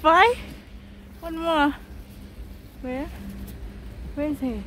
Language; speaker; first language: English; non-native, learner; Khmer